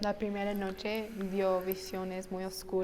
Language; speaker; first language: Spanish; non-native, fluent; English